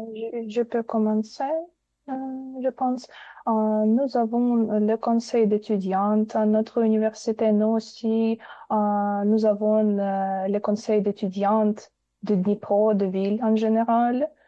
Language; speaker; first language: French; non-native, fluent; Ukrainian